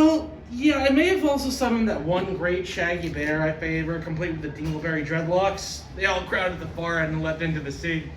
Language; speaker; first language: English; native; English